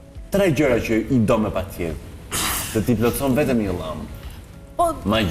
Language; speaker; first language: Albanian; native; Albanian